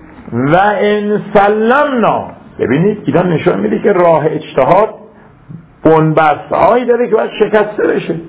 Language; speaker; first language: Persian; native; Persian